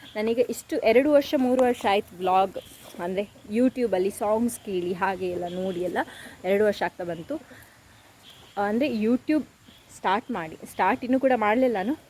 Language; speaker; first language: Kannada; non-native, local second language; Tulu